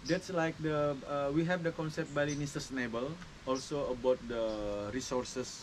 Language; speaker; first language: English; non-native, learner; Indonesian